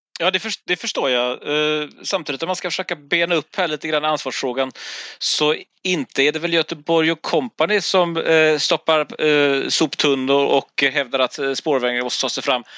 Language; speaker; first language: Swedish; native; Swedish